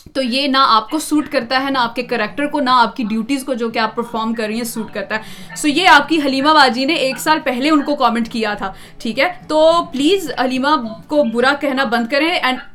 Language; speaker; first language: Urdu; native; Urdu